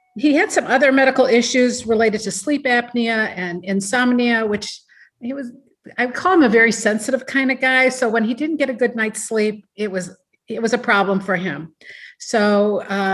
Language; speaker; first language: English; native; English